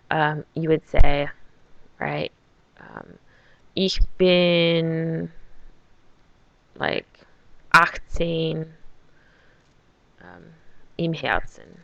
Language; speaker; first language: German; non-native, fluent; English